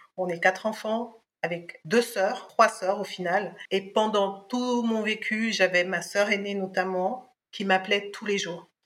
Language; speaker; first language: French; early bilingual, other home language; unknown